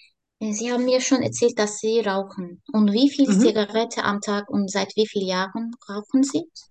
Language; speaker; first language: German; non-native, learner; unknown